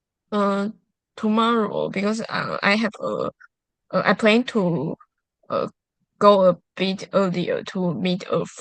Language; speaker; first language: English; non-native, learner; Chinese